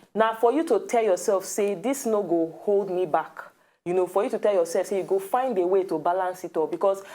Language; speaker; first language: Nigerian Pidgin; native; Nigerian Pidgin